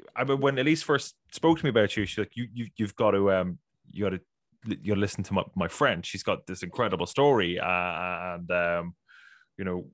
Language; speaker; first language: English; native; English